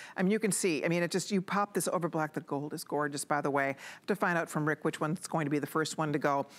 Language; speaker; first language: English; native; English